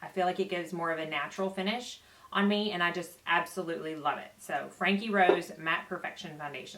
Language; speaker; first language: English; native; English